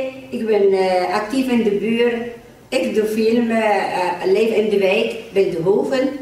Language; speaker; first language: Dutch; non-native, learner; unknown